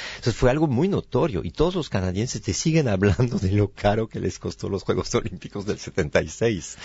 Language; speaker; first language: Spanish; non-native, fluent; French